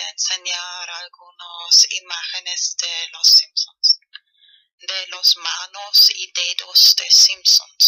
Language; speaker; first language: Spanish; non-native, fluent; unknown